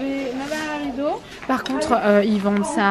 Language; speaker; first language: French; native; French